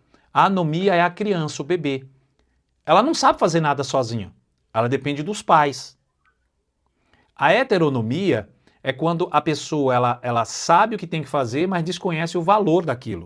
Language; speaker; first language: Portuguese; native; Portuguese